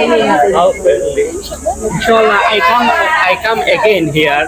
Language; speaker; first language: English; non-native, learner; Hindi